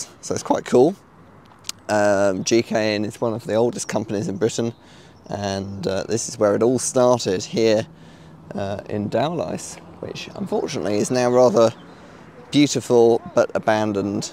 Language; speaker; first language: English; native; English